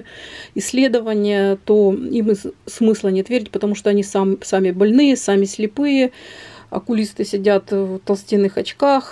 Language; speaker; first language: Russian; native; Russian